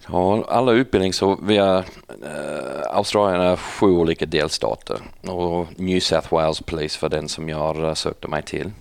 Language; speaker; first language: Swedish; non-native, fluent; English